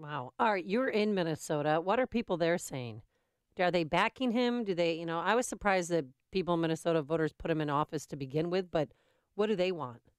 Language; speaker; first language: English; native; English